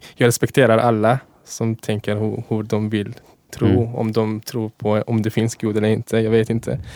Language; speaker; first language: Swedish; non-native, fluent; Persian